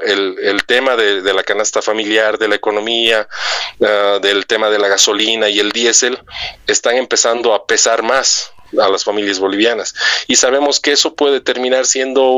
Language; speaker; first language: Spanish; native; Spanish